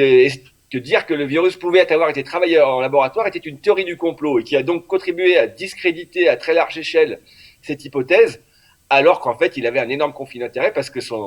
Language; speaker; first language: French; native; French